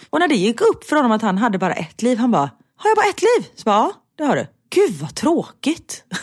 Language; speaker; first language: Swedish; native; Swedish